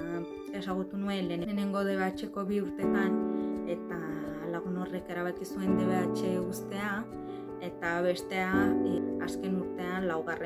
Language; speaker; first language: Basque; non-native, fluent; Arabic